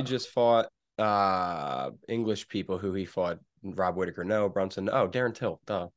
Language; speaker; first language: English; native; English